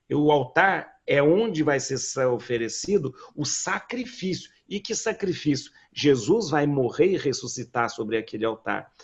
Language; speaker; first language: Portuguese; native; Portuguese